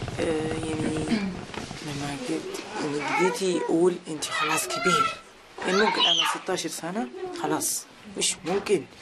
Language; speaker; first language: Arabic; non-native, local second language; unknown